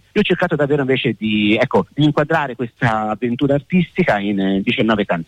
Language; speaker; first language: Italian; native; Italian